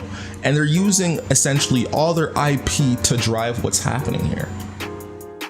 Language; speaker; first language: English; native; English